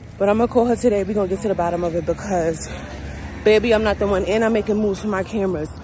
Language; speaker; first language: English; native; English